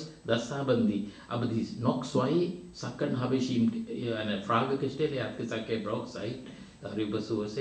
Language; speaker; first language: German; non-native, fluent; Sinhala